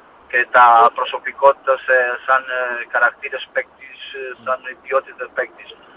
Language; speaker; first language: Greek; non-native, fluent; Portuguese